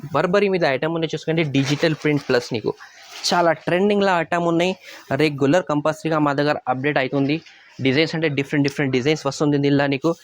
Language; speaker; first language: Telugu; non-native, local second language; Urdu